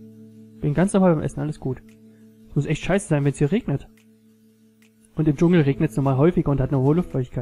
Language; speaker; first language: German; native; German